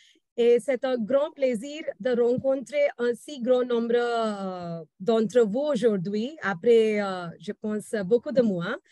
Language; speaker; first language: French; non-native, fluent; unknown